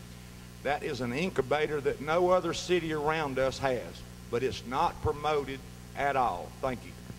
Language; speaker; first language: English; native; English